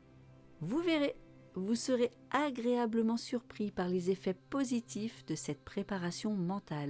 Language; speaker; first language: French; native; French